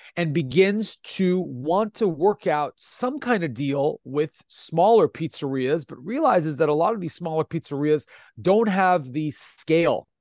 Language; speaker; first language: English; non-native, fluent; Italian